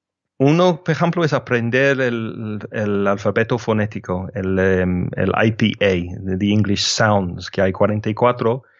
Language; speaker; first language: Spanish; non-native, fluent; English